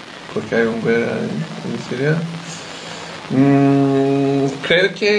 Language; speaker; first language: Spanish; non-native, learner; English